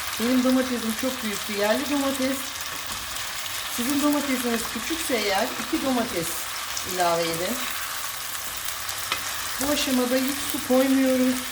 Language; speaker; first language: Turkish; native; Turkish